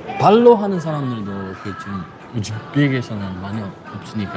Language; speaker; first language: Korean; non-native, fluent; Uzbek